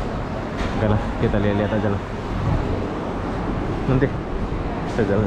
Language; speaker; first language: Indonesian; native; Indonesian